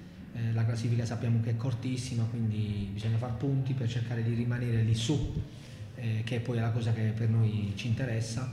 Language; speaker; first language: Italian; native; Italian